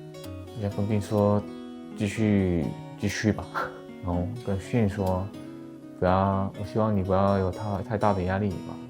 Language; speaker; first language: Chinese; non-native, fluent; Korean